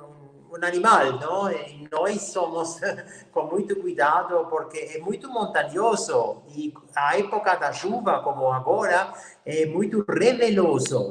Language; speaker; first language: Portuguese; non-native, fluent; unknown